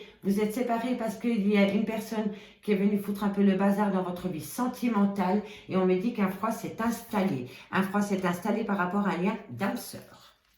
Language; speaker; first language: French; native; French